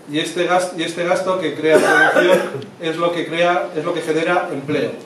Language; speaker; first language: Spanish; native; Spanish